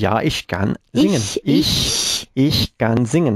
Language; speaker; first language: German; non-native, learner; Spanish